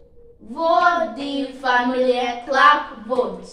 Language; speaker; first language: German; non-native, learner; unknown